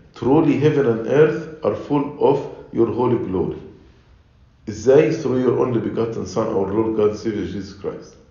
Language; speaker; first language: English; non-native, fluent; Arabic